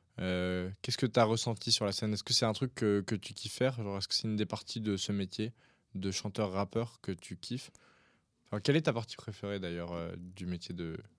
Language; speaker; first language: French; native; French